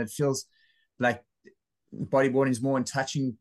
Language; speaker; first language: English; native; English